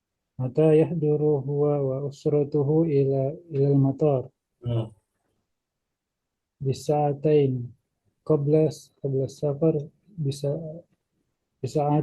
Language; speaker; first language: Arabic; non-native, learner; Indonesian